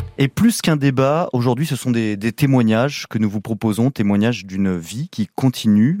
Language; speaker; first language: French; native; French